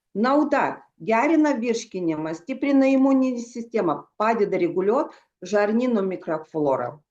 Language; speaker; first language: Lithuanian; non-native, local second language; Russian